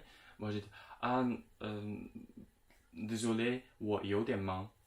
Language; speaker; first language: French; non-native, fluent; Chinese